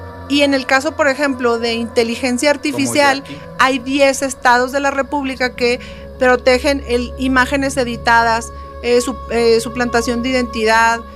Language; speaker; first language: Spanish; native; Spanish